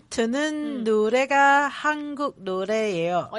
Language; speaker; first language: Korean; non-native, learner; Cantonese